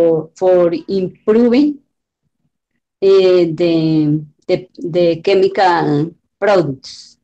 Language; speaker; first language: English; non-native, learner; Spanish